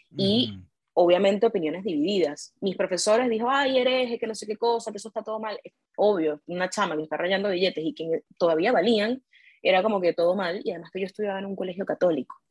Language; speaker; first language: Spanish; native; Spanish